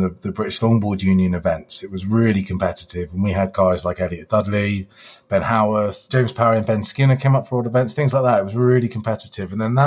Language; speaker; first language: English; native; English